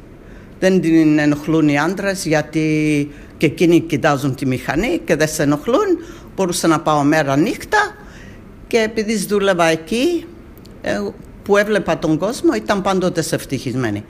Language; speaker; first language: Greek; early bilingual, heritage; Greek